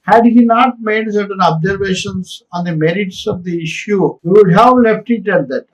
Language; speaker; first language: English; non-native, local second language; Telugu